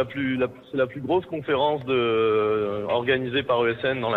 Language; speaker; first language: French; native; French